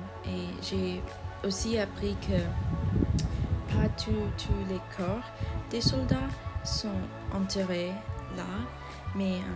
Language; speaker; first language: French; non-native, learner; English